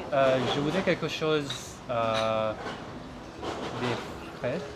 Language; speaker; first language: French; non-native, learner; Indonesian